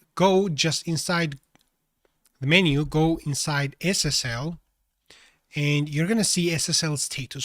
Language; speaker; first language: English; non-native, fluent; Georgian